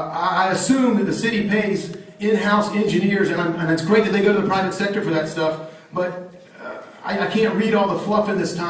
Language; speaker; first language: English; native; English